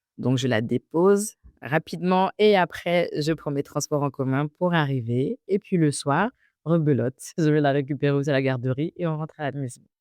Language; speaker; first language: French; early bilingual, other home language; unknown